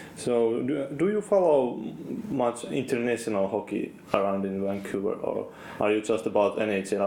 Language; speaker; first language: English; non-native, fluent; Finnish